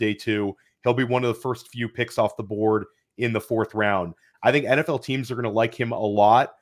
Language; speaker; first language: English; native; English